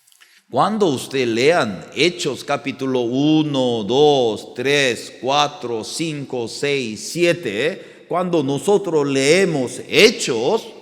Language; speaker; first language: Spanish; non-native, learner; Korean